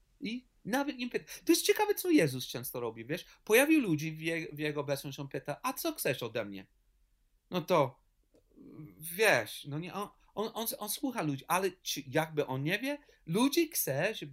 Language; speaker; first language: Polish; non-native, learner; English